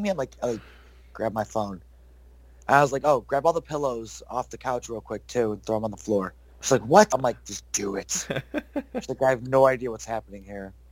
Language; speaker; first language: English; native; English